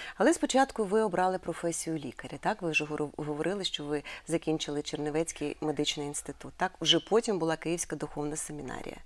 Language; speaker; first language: Ukrainian; native; Ukrainian